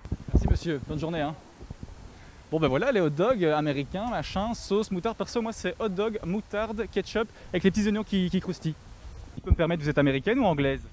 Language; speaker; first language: French; native; French